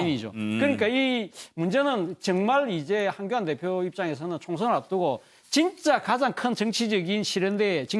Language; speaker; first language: Korean; native; Korean